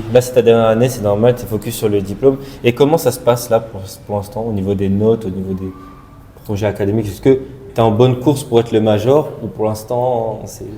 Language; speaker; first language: French; non-native, local second language; Malagasy